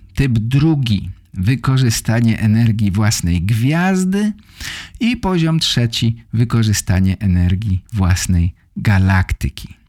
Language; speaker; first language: Polish; native; Polish